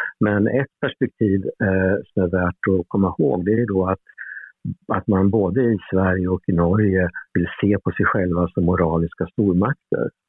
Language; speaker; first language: Swedish; native; Swedish